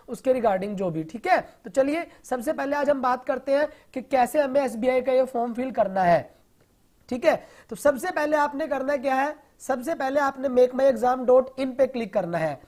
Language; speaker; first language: Hindi; non-native, local second language; Punjabi